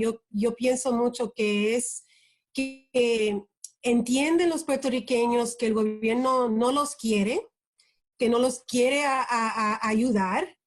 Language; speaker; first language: Spanish; early bilingual, heritage; Spanish